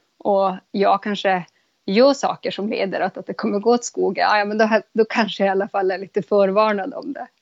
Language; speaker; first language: Swedish; native; Swedish